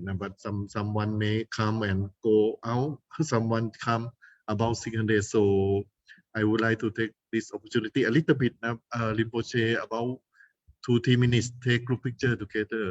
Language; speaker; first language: English; non-native, fluent; Thai